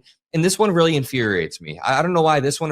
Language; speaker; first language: English; native; English